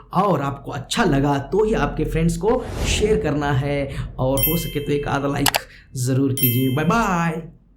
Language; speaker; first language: Hindi; non-native, local second language; Kannada